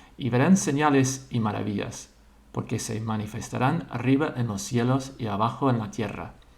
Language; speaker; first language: Spanish; non-native, fluent; English